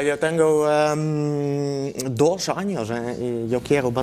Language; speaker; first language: Spanish; non-native, learner; Dutch